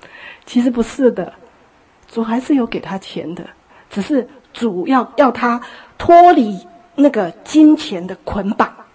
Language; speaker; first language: Chinese; native; Chinese